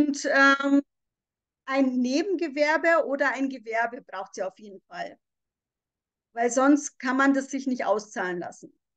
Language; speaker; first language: German; native; German